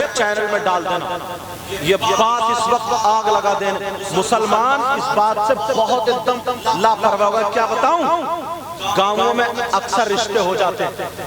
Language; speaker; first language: Urdu; native; Urdu